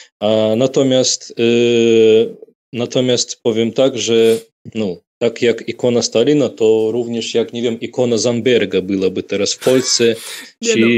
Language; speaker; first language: Polish; non-native, fluent; Russian